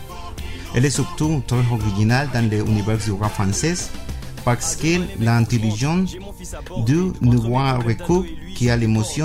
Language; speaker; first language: French; non-native, learner; Spanish